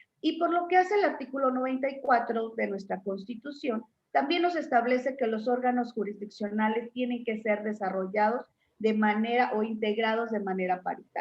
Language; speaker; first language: Spanish; native; Spanish